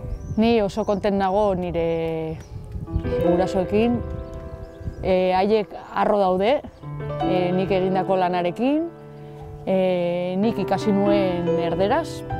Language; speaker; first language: Basque; non-native, local second language; Spanish